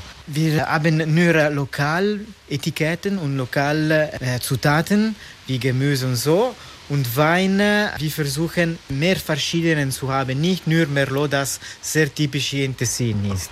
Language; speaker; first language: German; non-native, learner; Italian